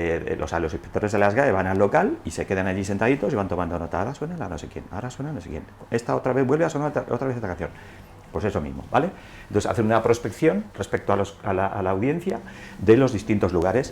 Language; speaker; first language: Spanish; native; Spanish